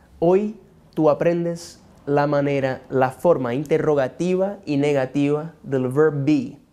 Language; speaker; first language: Spanish; non-native, fluent; Portuguese